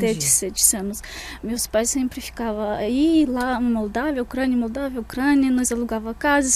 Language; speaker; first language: Portuguese; non-native, fluent; Russian